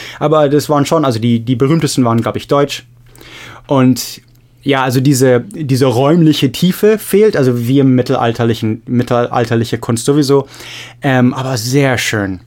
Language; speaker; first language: German; non-native, fluent; English